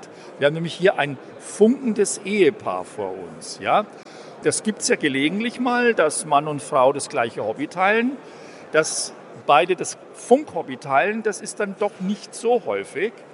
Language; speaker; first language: German; native; German